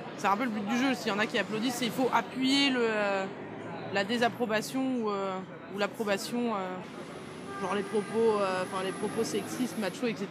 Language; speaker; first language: French; native; French